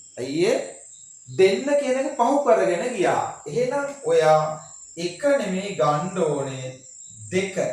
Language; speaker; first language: Sinhala; non-native, local second language; Tamil